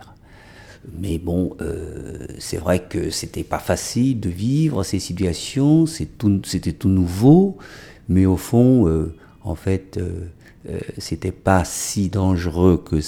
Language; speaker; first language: French; non-native, fluent; Chinese